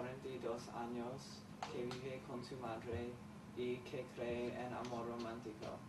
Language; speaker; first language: Spanish; non-native, learner; English